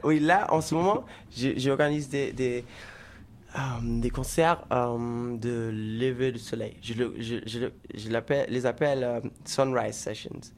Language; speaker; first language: French; non-native, fluent; German